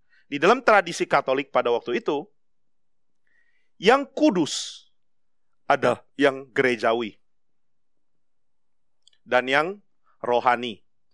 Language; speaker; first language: Indonesian; native; Indonesian